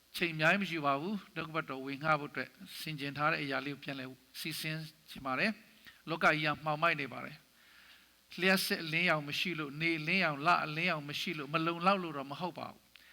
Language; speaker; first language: Burmese; non-native, local second language; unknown